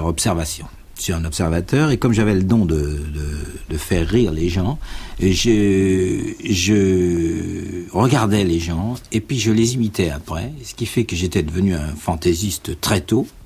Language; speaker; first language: French; native; French